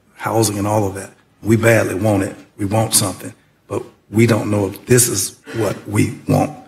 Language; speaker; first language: English; native; English